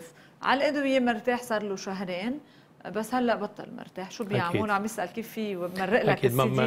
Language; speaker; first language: Arabic; native; Arabic